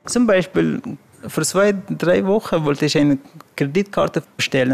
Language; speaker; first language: German; non-native, fluent; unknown